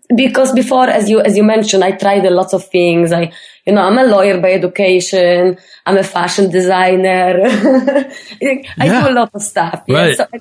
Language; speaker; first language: English; non-native, fluent; Polish